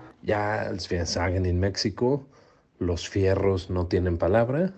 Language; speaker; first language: German; non-native, learner; Spanish